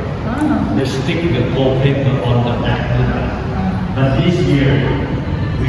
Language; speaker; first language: English; non-native, learner; Thai